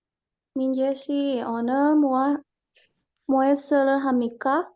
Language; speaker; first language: Korean; non-native, learner; Indonesian